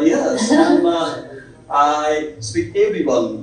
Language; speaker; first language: English; non-native, local second language; Bangla